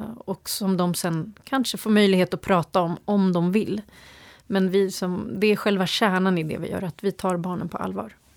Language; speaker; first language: Swedish; early bilingual, other home language; Turoyo